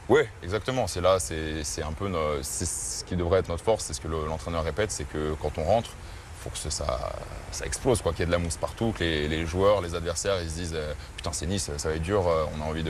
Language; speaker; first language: French; native; French